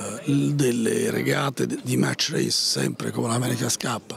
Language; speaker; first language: Italian; native; Italian